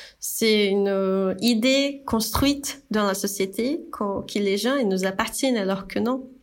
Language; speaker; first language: French; non-native, fluent; Portuguese